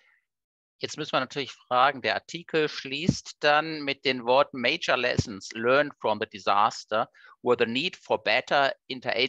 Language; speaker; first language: German; native; German